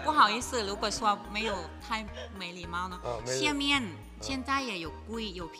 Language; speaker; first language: Chinese; non-native, learner; Thai